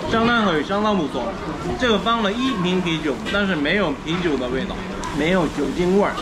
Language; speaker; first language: Chinese; non-native, fluent; Korean